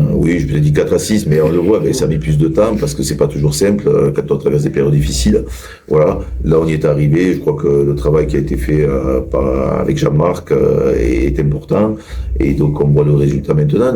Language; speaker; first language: French; native; French